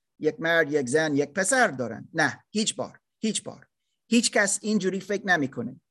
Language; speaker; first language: Persian; non-native, learner; German